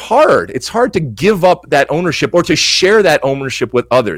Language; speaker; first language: English; native; English